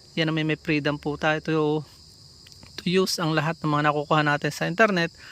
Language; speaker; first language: Filipino; native; Filipino